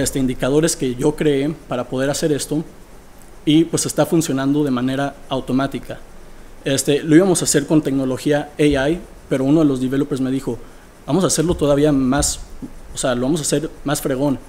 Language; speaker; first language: Spanish; early bilingual, heritage; Spanish